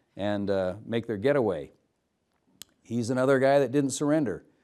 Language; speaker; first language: English; native; English